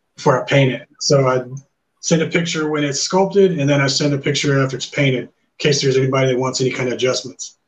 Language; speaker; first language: English; native; English